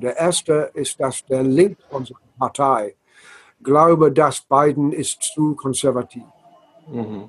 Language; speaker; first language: German; non-native, learner; English